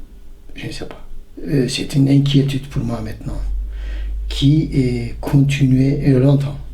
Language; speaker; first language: French; non-native, learner; Turkish